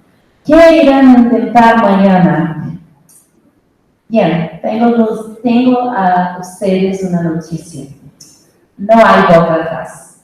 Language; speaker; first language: Spanish; non-native, fluent; Portuguese